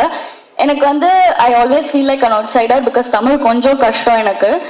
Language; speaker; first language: Tamil; non-native, learner; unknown